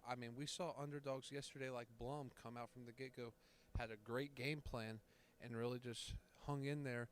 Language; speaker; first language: English; native; English